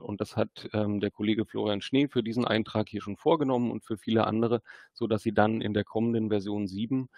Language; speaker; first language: German; native; German